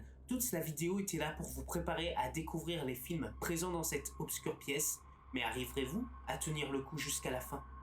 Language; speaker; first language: French; native; French